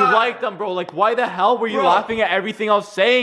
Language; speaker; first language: English; native; English